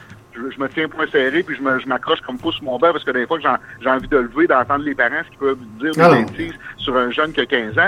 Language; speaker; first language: French; native; French